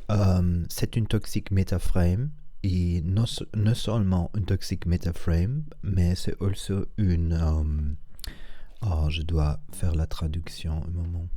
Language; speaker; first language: French; non-native, learner; Spanish